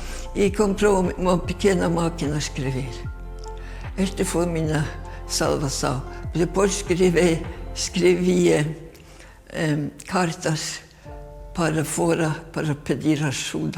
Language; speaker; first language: Portuguese; non-native, fluent; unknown